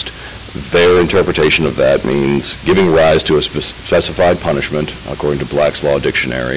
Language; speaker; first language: English; native; English